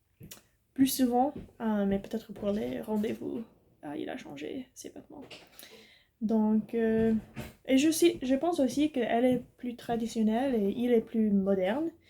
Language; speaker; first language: French; non-native, learner; English